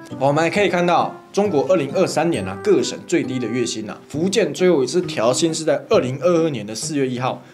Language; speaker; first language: Chinese; native; Chinese